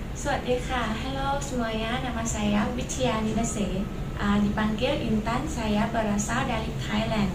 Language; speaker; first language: Indonesian; non-native, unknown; Thai